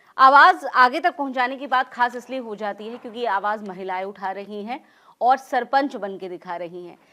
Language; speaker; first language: Hindi; native; Hindi